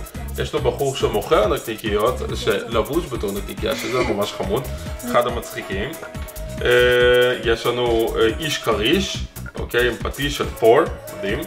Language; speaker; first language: Hebrew; native; Hebrew